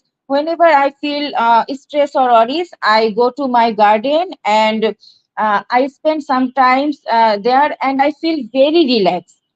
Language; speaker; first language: English; non-native, learner; Bangla